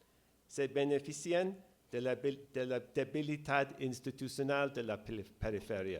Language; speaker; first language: Spanish; non-native, fluent; English